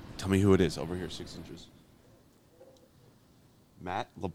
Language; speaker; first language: English; native; English